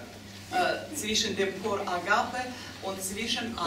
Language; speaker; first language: German; non-native, fluent; Russian